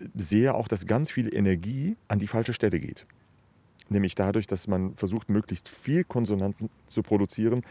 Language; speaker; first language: German; native; German